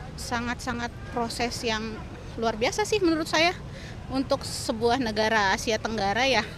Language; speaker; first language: Indonesian; native; Indonesian